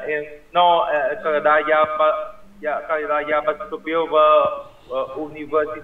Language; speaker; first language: Russian; non-native, learner; Vietnamese